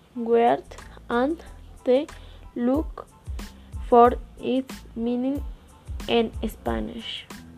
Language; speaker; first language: English; non-native, learner; Spanish